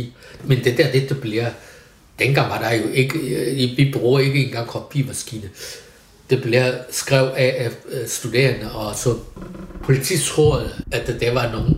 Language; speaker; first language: Danish; non-native, fluent; Chinese